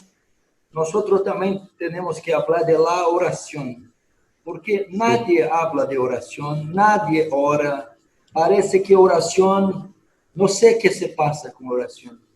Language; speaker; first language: Spanish; non-native, fluent; Portuguese